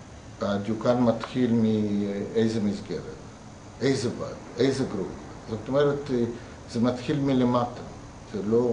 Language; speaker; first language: Hebrew; non-native, fluent; Russian